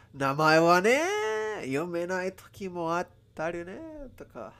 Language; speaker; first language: Japanese; non-native, learner; Spanish